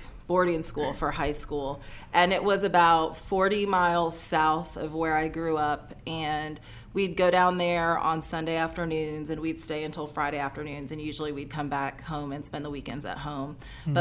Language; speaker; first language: English; native; English